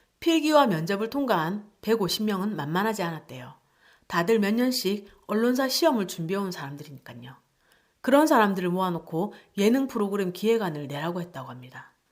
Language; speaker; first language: Korean; native; Korean